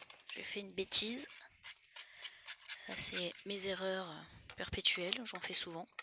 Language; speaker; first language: French; native; French